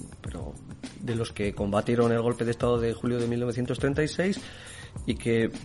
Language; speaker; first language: Spanish; native; Spanish